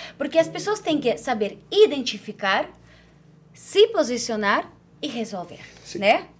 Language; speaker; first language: Portuguese; non-native, fluent; Ukrainian